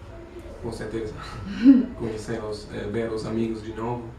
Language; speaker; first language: Portuguese; non-native, fluent; German